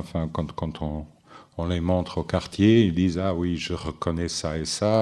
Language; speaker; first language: French; non-native, fluent; Portuguese